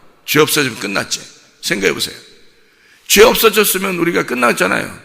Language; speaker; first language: Korean; native; Korean